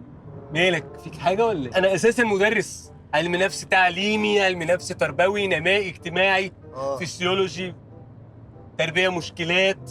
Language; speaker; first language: Arabic; native; Arabic